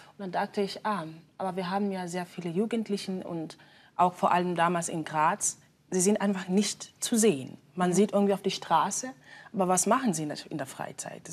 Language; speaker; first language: German; non-native, fluent; Swahili